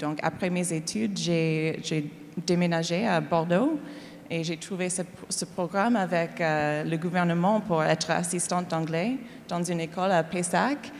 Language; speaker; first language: French; non-native, learner; English